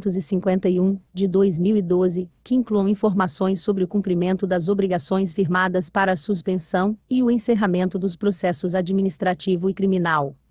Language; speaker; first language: Portuguese; native; Portuguese